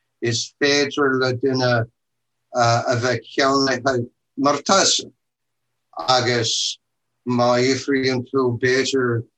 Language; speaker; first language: Irish; non-native, learner; English